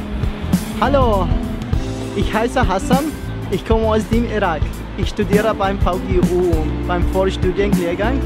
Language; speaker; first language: German; non-native, learner; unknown